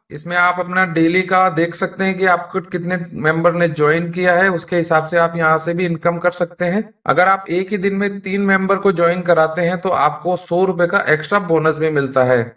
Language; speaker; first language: Hindi; native; Hindi